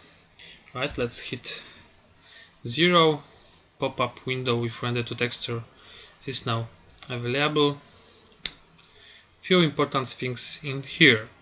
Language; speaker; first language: English; non-native, fluent; Polish